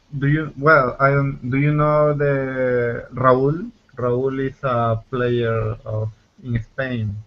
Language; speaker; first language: English; non-native, learner; Spanish